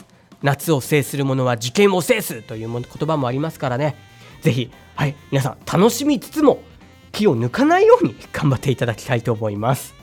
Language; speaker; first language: Japanese; native; Japanese